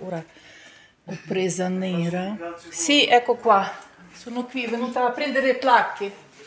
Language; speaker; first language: Italian; non-native, fluent; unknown